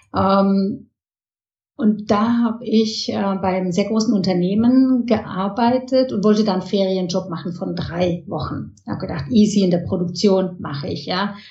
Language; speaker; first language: German; early bilingual, heritage; German